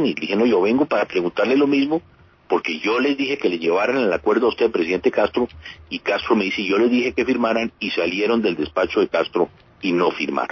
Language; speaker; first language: Spanish; native; Spanish